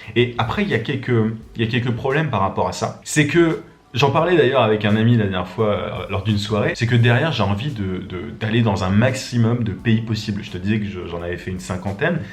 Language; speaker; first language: French; native; French